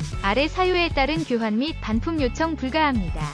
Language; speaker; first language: Korean; native; Korean